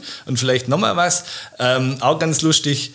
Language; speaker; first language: German; native; German